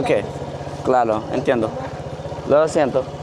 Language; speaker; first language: Spanish; non-native, learner; English